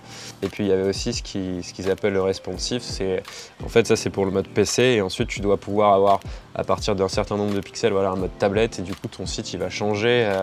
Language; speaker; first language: French; native; French